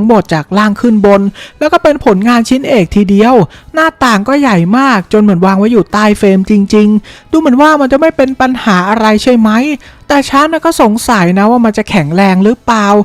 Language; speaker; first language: Thai; native; Thai